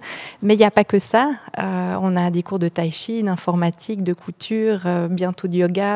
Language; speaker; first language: French; native; French